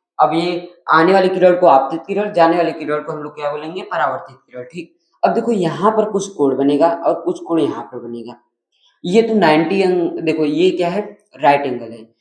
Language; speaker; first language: Hindi; native; Hindi